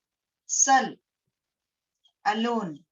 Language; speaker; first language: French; non-native, learner; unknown